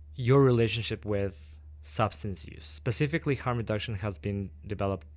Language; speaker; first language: English; non-native, fluent; Spanish